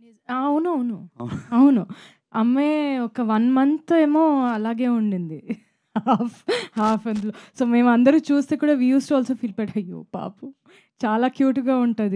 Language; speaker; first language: Telugu; non-native, fluent; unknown